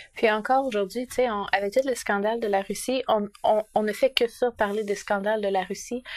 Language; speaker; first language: French; native; French